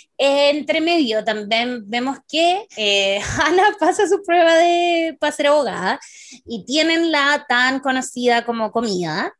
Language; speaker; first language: Spanish; native; Spanish